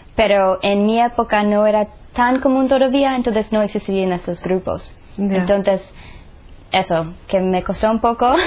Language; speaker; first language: Spanish; non-native, fluent; English